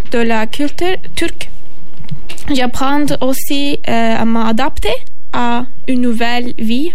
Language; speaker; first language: French; non-native, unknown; Turkish